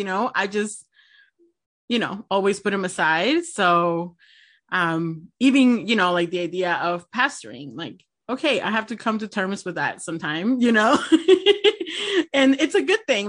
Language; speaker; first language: English; non-native, fluent; Spanish